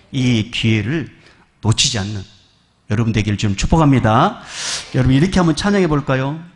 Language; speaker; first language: Korean; native; Korean